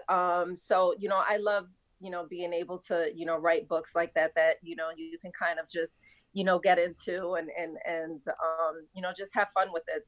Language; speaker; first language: English; native; English